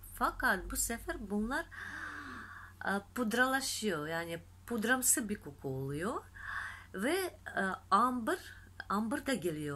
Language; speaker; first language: Turkish; non-native, fluent; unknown